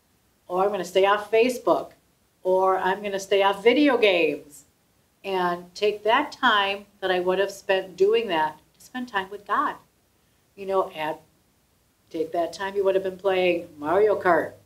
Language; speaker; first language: English; native; English